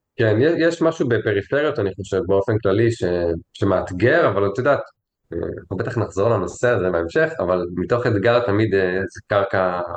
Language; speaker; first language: Hebrew; native; Hebrew